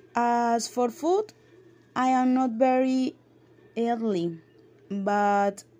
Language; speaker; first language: English; non-native, learner; Spanish